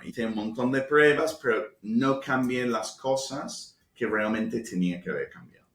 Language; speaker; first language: Spanish; non-native, fluent; English